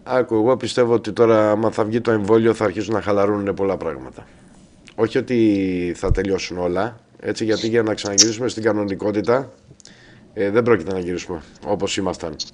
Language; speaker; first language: Greek; native; Greek